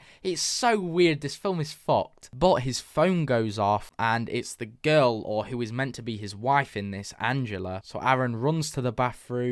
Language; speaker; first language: English; native; English